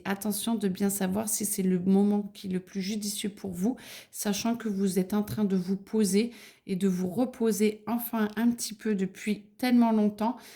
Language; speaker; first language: French; native; French